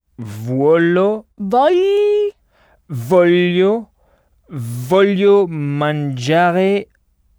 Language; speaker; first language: Italian; non-native, learner; French